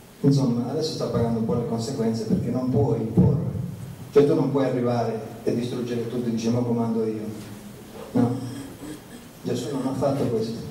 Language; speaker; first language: Italian; early bilingual, heritage; Italian